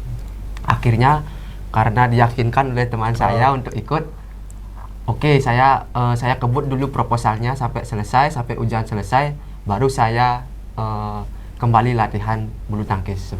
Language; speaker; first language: Indonesian; non-native, local second language; Balinese